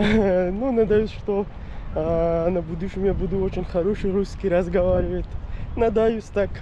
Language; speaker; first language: Russian; non-native, learner; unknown